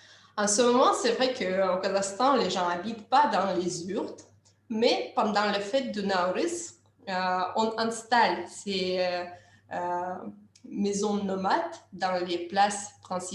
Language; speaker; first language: French; non-native, fluent; Russian